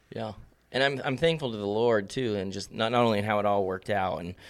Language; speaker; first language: English; native; English